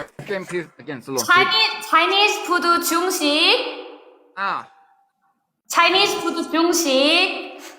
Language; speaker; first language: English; non-native, learner; Korean